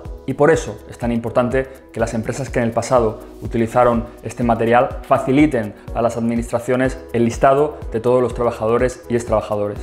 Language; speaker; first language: Spanish; native; Spanish